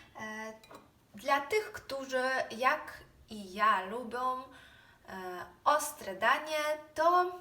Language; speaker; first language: Polish; non-native, fluent; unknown